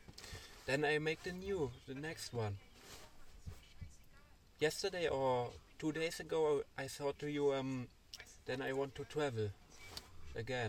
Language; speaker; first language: English; non-native, learner; German